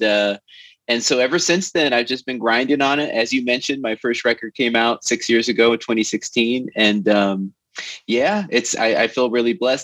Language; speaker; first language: English; native; English